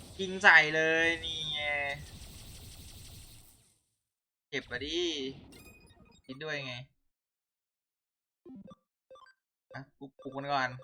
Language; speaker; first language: Thai; native; Thai